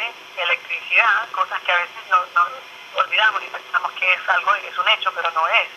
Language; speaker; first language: Spanish; early bilingual, other home language; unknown